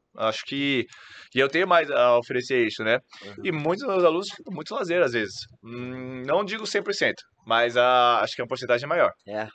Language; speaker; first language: Portuguese; native; Portuguese